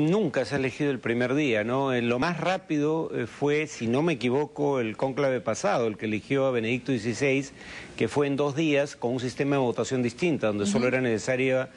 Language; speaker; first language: Spanish; native; Spanish